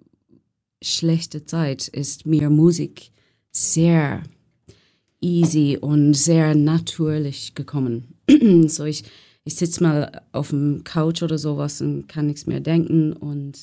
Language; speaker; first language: German; non-native, learner; English